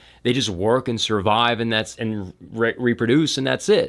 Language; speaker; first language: English; native; English